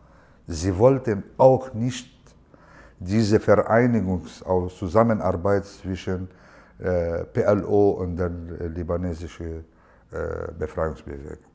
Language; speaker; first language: German; non-native, learner; Arabic